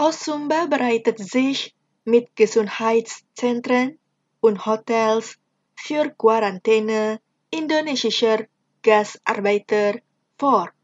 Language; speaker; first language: German; non-native, fluent; Indonesian